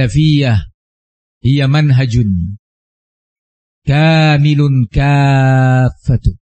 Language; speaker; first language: Arabic; non-native, fluent; Indonesian